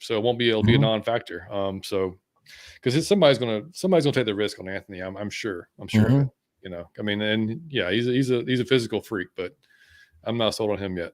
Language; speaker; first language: English; native; English